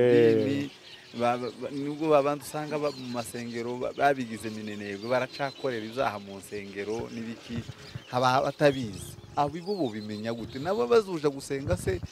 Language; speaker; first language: Kinyarwanda; early bilingual, heritage; Kinyarwanda